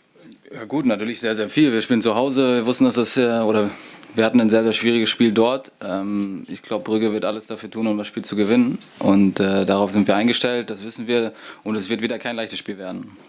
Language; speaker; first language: German; native; German